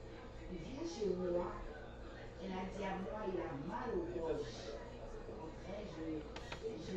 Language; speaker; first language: French; non-native, learner; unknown